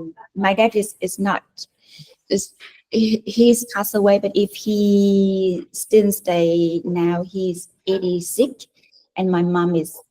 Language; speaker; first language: English; non-native, fluent; Vietnamese